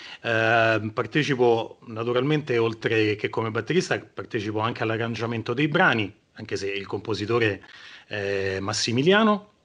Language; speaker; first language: Italian; native; Italian